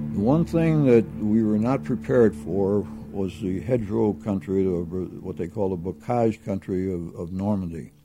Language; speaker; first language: English; native; English